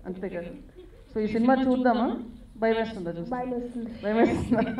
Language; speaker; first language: Telugu; native; Telugu